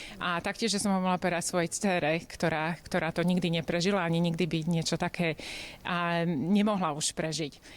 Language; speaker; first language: Slovak; native; Slovak